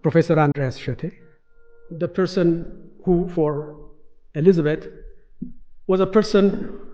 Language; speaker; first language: English; non-native, local second language; Amharic